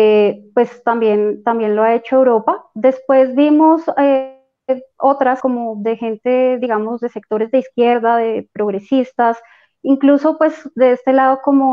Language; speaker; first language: Spanish; native; Spanish